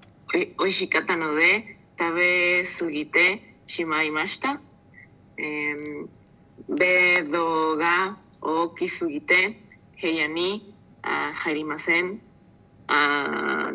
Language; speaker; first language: Japanese; non-native, learner; Spanish